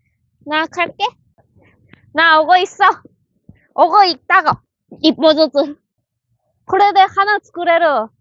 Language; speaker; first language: Korean; non-native, learner; Japanese